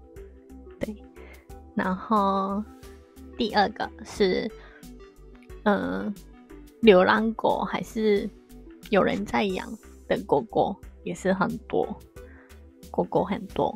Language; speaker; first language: Chinese; non-native, fluent; Japanese